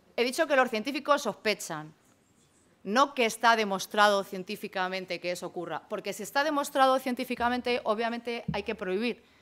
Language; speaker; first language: Spanish; native; Spanish